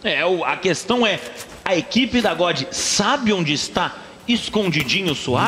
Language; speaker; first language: Portuguese; native; Portuguese